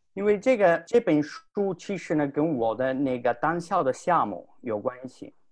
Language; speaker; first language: Chinese; non-native, fluent; Italian